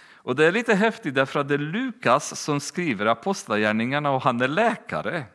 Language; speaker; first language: Swedish; native; Swedish